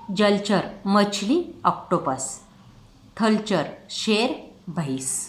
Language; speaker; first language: Hindi; non-native, local second language; Marathi